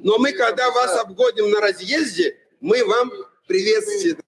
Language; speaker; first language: Russian; native; Russian